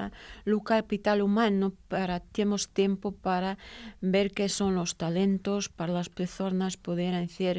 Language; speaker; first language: Spanish; non-native, fluent; Portuguese